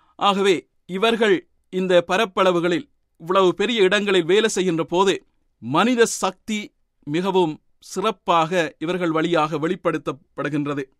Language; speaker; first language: Tamil; native; Tamil